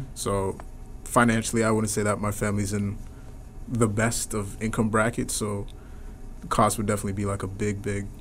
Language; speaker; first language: English; native; English